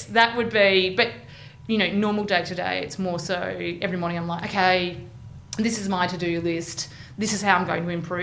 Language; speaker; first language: English; native; English